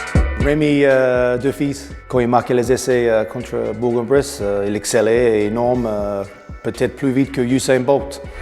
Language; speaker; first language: French; non-native, learner; English